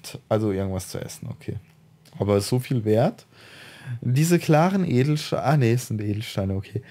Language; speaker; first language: German; native; German